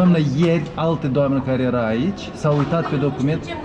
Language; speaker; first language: Romanian; native; Romanian